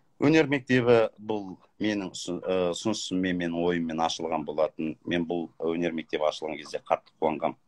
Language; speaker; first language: Kazakh; native; Kazakh